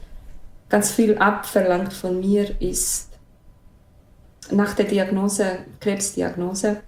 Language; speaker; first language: German; non-native, fluent; Bosnian